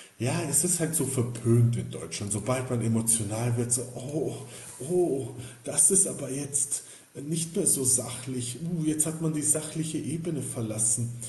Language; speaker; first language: German; early bilingual, other home language; Bosnian